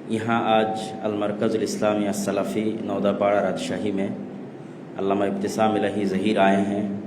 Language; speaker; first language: Urdu; non-native, fluent; Bangla